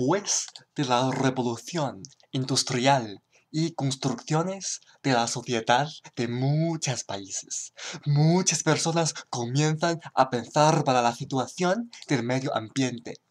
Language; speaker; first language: Spanish; non-native, learner; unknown